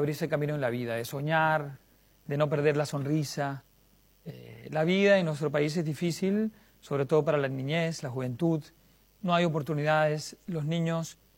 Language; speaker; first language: Spanish; native; Spanish